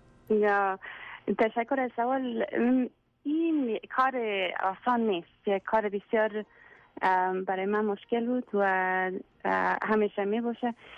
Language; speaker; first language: Persian; non-native, fluent; English